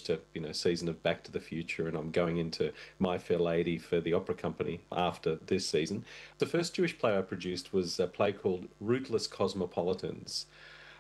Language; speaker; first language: English; non-native, fluent; Russian